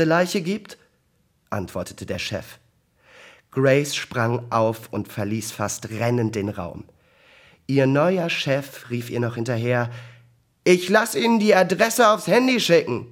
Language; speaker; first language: German; native; German